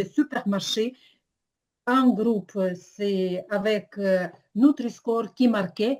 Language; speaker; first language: French; non-native, learner; Ukrainian